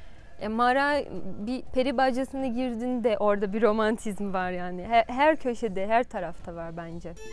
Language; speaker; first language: Turkish; non-native, fluent; Portuguese